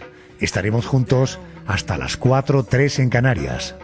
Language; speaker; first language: Spanish; native; Spanish